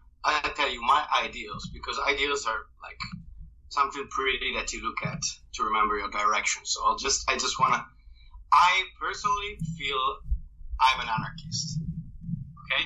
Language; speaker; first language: English; non-native, fluent; Italian